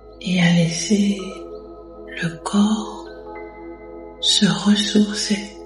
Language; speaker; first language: French; native; French